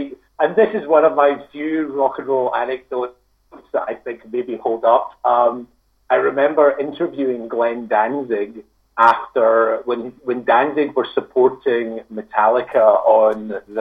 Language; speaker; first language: English; native; English